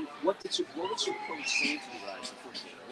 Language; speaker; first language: English; native; English